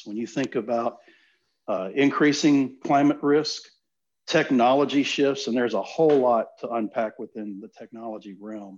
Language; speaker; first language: English; native; English